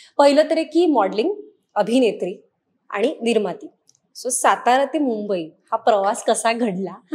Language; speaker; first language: Marathi; native; Marathi